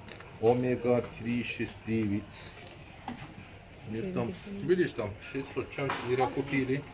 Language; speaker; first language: Russian; non-native, learner; Turkish